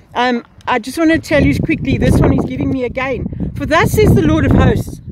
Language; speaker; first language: English; early bilingual, other home language; Afrikaans